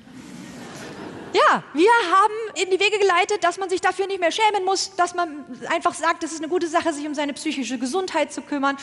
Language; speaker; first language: German; native; German